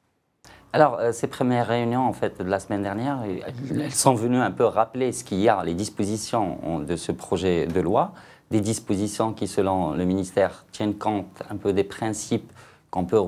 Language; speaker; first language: French; non-native, local second language; Arabic